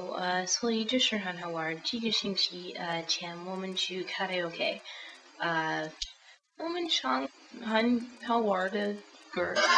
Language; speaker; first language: Chinese; non-native, learner; English